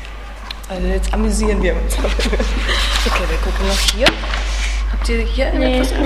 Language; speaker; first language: German; non-native, fluent; Czech